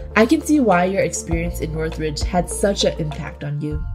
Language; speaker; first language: English; native; English